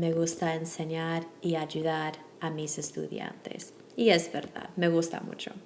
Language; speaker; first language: Spanish; non-native, fluent; English